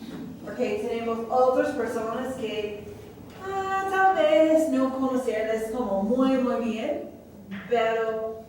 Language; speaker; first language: Spanish; non-native, fluent; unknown